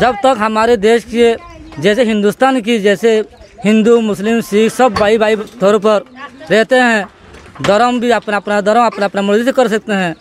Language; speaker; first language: Hindi; non-native, learner; Rohingya